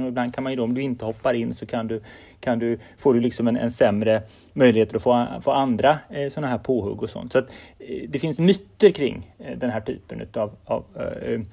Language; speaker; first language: Swedish; native; Swedish